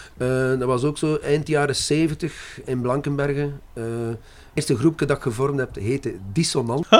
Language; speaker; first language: Dutch; non-native, local second language; French